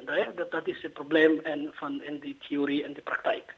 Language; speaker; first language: Dutch; non-native, learner; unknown